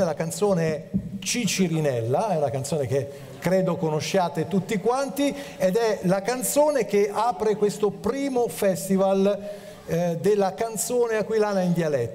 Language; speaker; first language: Italian; native; Italian